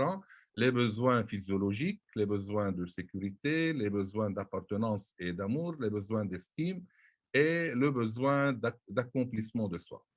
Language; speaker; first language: French; non-native, local second language; Arabic